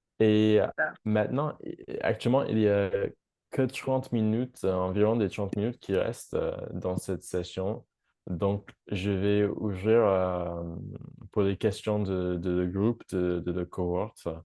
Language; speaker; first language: French; non-native, fluent; English